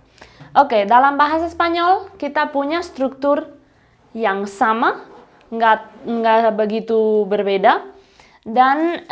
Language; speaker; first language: Indonesian; non-native, fluent; Spanish